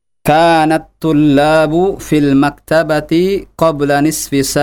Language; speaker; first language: Arabic; non-native, fluent; Indonesian